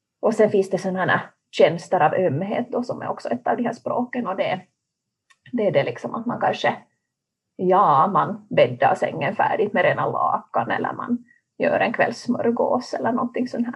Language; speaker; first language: Swedish; native; Swedish